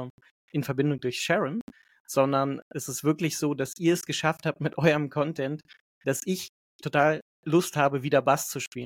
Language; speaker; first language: German; native; German